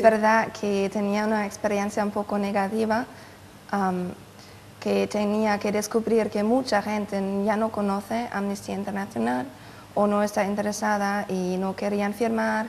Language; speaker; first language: Spanish; non-native, fluent; German